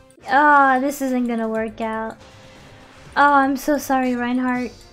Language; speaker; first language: English; early bilingual, other home language; Spanish